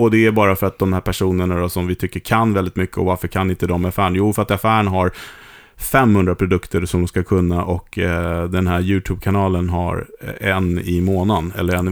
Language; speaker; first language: Swedish; native; Swedish